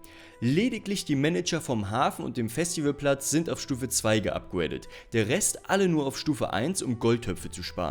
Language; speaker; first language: German; native; German